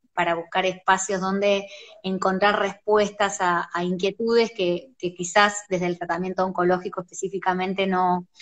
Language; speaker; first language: Spanish; native; Spanish